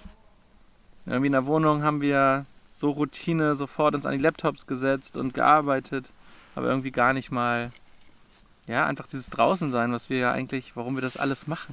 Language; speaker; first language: German; native; German